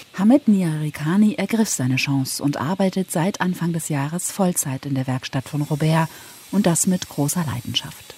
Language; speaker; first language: German; native; German